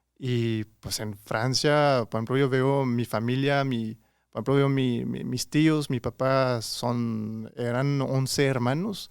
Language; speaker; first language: Spanish; non-native, fluent; French